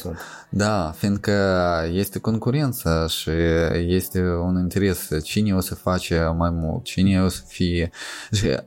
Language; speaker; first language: Romanian; non-native, local second language; Russian